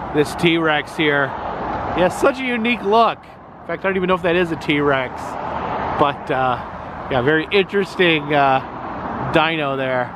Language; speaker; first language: English; native; English